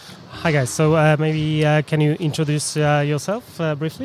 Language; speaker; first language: English; non-native, fluent; Polish